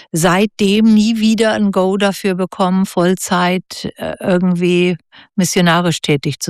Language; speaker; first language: German; native; German